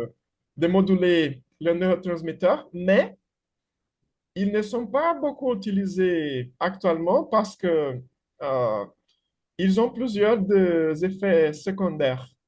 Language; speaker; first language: French; non-native, fluent; Portuguese